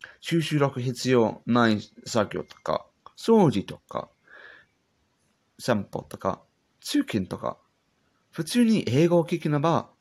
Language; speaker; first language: Japanese; non-native, learner; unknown